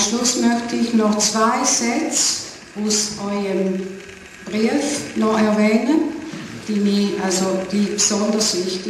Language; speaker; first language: German; non-native, fluent; Serbian